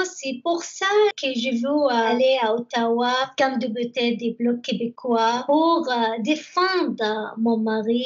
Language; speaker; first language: French; non-native, learner; Arabic